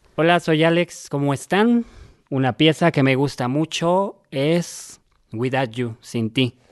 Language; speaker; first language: Spanish; native; Spanish